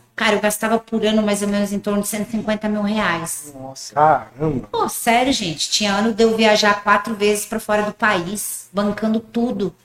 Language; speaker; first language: Portuguese; early bilingual, heritage; Portuguese